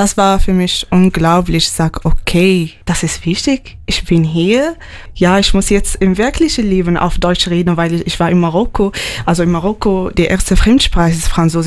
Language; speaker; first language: German; non-native, learner; Arabic